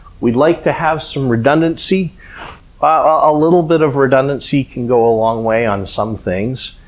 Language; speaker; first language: English; native; English